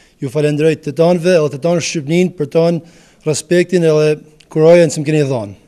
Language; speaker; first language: Albanian; early bilingual, other home language; English